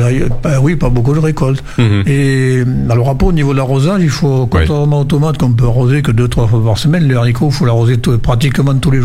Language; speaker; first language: French; native; French